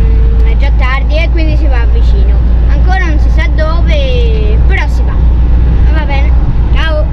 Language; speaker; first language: Italian; native; Italian